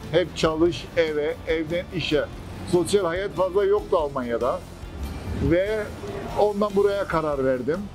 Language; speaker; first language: Turkish; early bilingual, heritage; Turkish